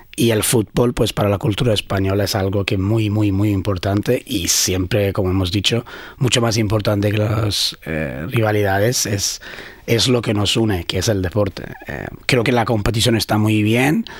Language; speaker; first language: Spanish; non-native, fluent; Swedish